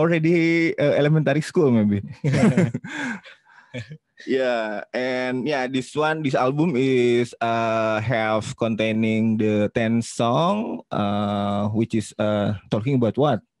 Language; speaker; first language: English; non-native, learner; Indonesian